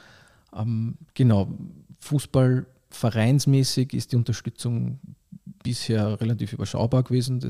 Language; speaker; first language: German; native; German